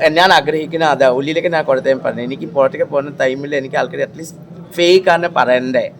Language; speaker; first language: Malayalam; non-native, local second language; Assamese